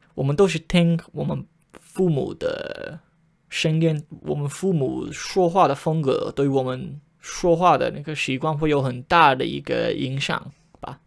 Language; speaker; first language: Chinese; non-native, fluent; English